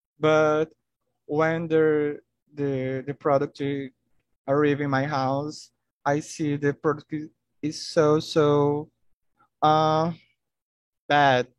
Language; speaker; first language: English; non-native, learner; Portuguese